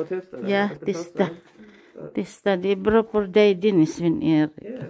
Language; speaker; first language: Swedish; non-native, learner; Filipino